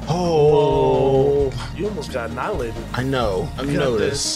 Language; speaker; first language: English; native; English